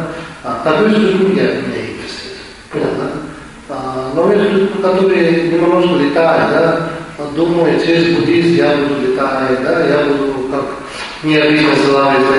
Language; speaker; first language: Russian; non-native, learner; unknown